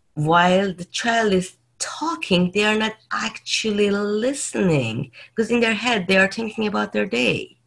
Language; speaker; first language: English; non-native, fluent; Persian